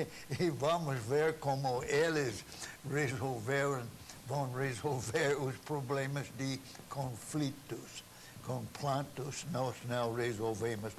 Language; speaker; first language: Portuguese; non-native, fluent; English